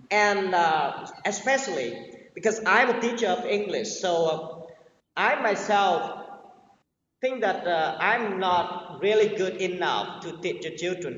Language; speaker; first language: English; non-native, learner; Vietnamese